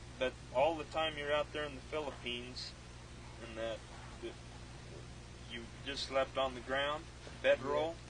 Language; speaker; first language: English; native; English